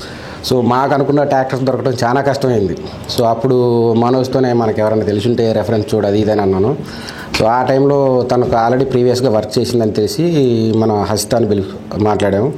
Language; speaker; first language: Telugu; native; Telugu